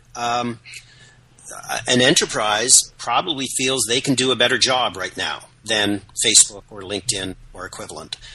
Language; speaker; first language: English; native; English